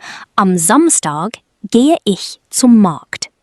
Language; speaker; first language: German; non-native, fluent; English